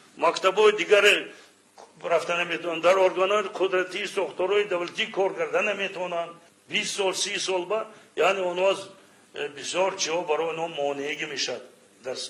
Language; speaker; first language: Tajik; non-native, local second language; Shughni